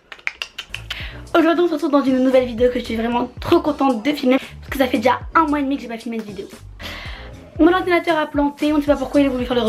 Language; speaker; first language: French; native; French